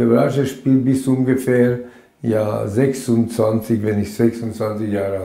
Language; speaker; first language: German; non-native, fluent; Latvian